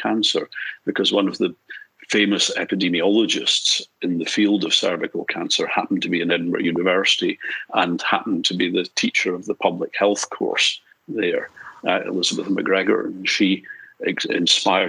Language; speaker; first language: English; native; English